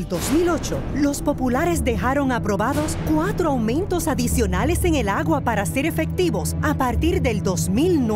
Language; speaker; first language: Spanish; native; Spanish